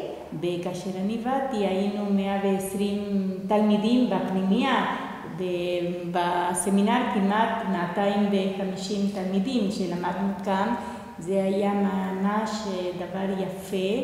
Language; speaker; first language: Hebrew; non-native, fluent; Spanish